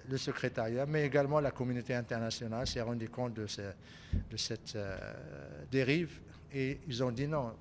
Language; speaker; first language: French; non-native, local second language; Arabic